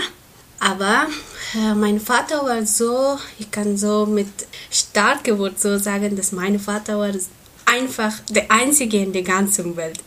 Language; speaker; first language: German; non-native, learner; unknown